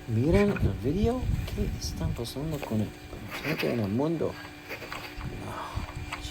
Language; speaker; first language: Spanish; non-native, learner; English